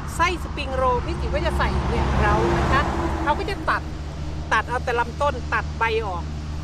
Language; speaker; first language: Thai; native; Thai